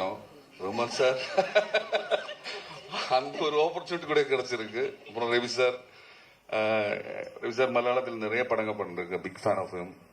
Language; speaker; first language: Tamil; non-native, learner; Malayalam